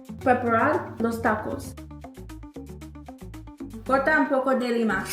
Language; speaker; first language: Spanish; non-native, learner; English